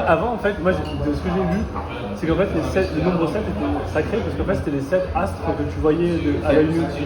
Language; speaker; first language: French; native; French